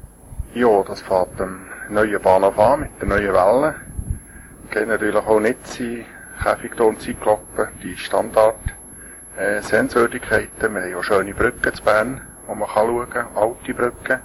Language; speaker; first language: German; native; German